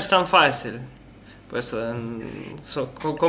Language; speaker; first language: Spanish; non-native, learner; Russian